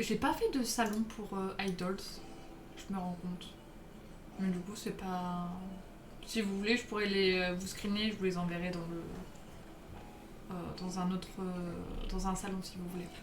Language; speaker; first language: French; native; French